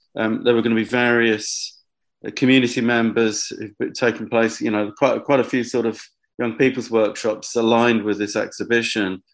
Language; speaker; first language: English; native; English